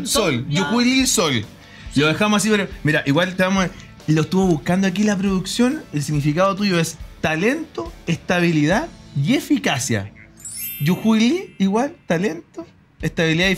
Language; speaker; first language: Spanish; native; Spanish